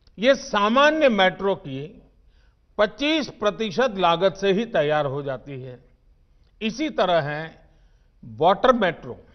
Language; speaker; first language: Hindi; non-native, local second language; Gujarati